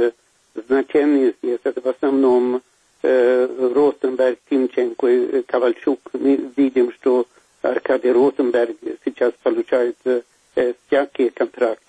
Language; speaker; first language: Russian; non-native, fluent; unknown